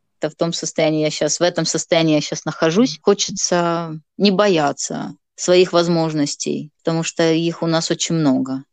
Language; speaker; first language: Russian; non-native, local second language; Gagauz